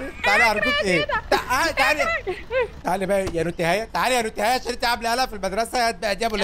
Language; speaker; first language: Arabic; native; Arabic